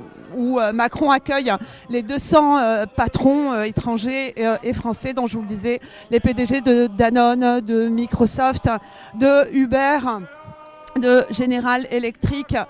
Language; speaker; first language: French; native; French